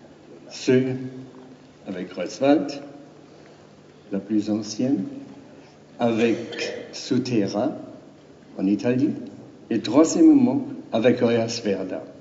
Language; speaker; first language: French; non-native, learner; German